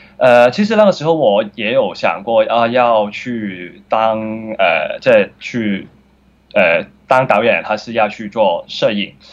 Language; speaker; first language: Chinese; non-native, fluent; Cantonese